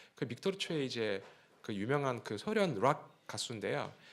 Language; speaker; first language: Korean; non-native, fluent; Russian